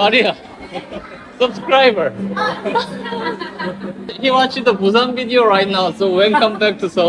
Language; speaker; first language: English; non-native, learner; Korean